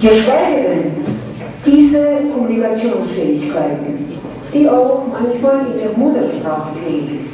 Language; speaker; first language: German; non-native, fluent; Armenian